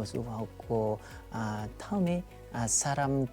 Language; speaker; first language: Korean; non-native, learner; Vietnamese